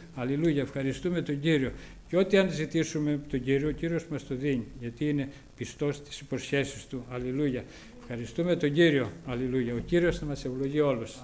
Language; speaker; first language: Greek; native; Greek